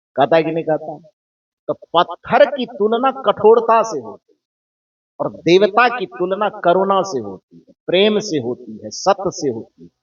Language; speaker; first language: Hindi; native; Hindi